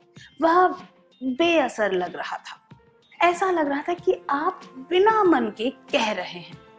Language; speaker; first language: Hindi; native; Hindi